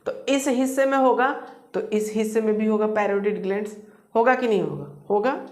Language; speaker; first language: Hindi; native; Hindi